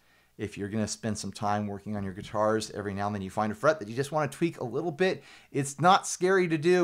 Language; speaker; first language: English; native; English